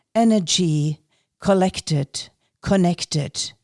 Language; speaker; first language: English; non-native, fluent; Norwegian